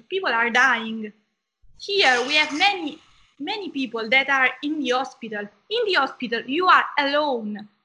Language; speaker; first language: English; non-native, fluent; Italian